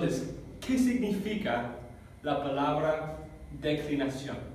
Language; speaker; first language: Spanish; non-native, fluent; English